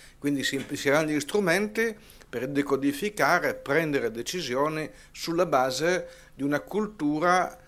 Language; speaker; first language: Italian; native; Italian